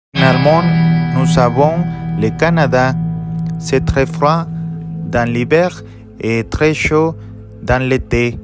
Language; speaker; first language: French; non-native, learner; Spanish